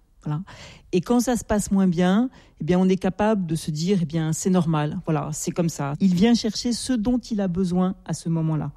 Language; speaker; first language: French; native; French